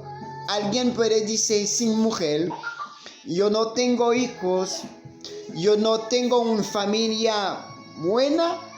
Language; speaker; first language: Spanish; non-native, learner; Haitian Creole